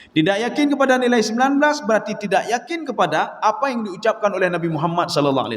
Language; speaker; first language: Malay; non-native, local second language; Achinese